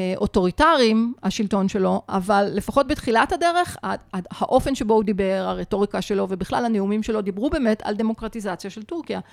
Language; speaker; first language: Hebrew; native; Hebrew